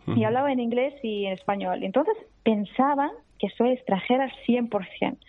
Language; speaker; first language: Spanish; non-native, fluent; Russian